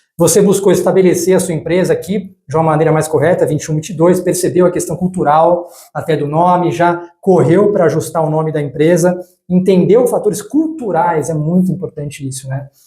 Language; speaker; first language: Portuguese; native; Portuguese